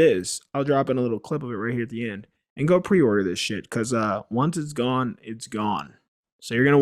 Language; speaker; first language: English; native; English